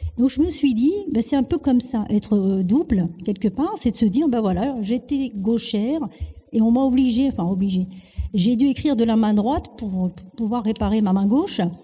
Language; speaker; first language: French; early bilingual, other home language; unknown